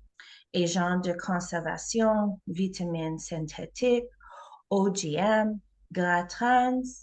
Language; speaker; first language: French; non-native, learner; English